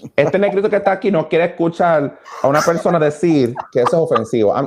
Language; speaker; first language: Spanish; early bilingual, other home language; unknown